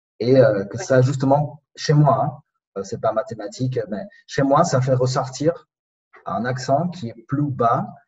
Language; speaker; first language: French; non-native, fluent; Spanish